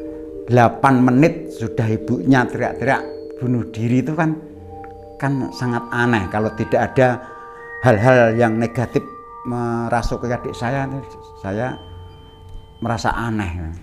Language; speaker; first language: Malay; non-native, local second language; Javanese